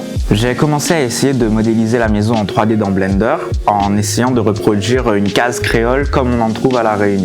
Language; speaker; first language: French; native; French